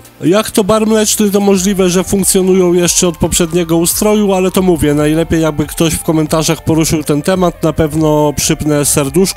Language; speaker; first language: Polish; native; Polish